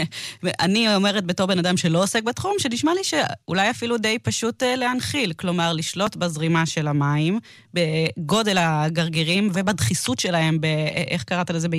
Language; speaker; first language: Hebrew; native; Hebrew